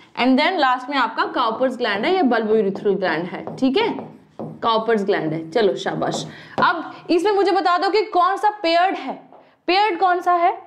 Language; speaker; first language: Hindi; native; Hindi